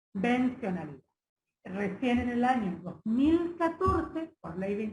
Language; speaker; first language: Spanish; native; Spanish